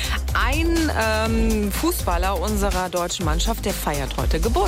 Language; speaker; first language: German; native; German